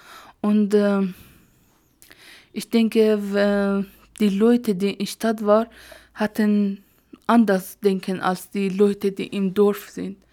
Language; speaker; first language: German; non-native, learner; Persian